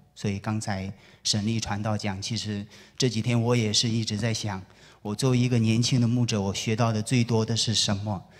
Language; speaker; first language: Chinese; native; Chinese